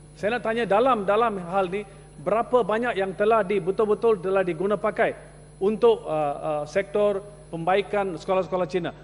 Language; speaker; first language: Malay; non-native, local second language; Tamil